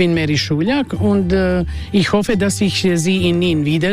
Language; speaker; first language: German; non-native, learner; Croatian